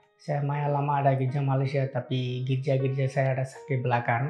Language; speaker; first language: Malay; non-native, learner; Bangla